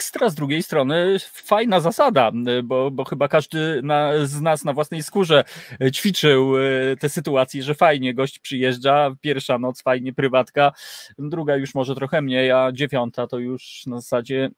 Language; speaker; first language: Polish; native; Polish